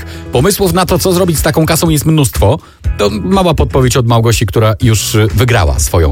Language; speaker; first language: Polish; native; Polish